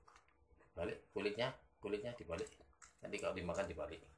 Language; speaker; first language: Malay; non-native, local second language; Javanese